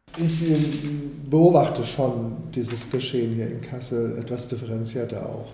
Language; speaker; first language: German; non-native, fluent; Kurdish